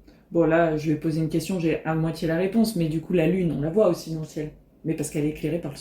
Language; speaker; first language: French; native; French